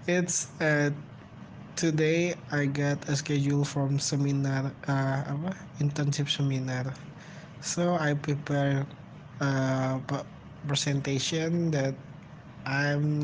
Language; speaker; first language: English; non-native, learner; Indonesian